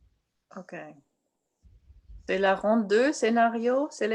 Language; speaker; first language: French; non-native, local second language; English